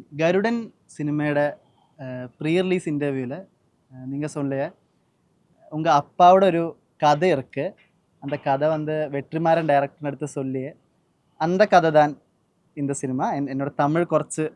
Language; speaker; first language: Tamil; non-native, learner; Malayalam